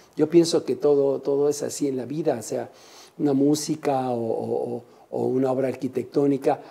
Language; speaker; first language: Spanish; native; Spanish